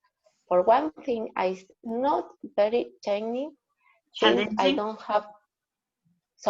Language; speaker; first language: English; non-native, learner; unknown